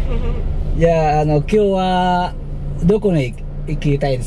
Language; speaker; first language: Japanese; non-native, fluent; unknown